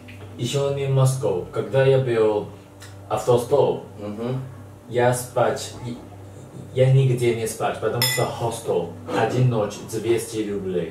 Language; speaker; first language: Russian; non-native, learner; Chinese